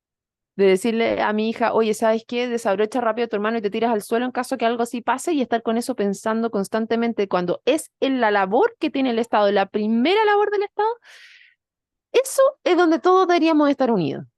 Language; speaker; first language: Spanish; native; Spanish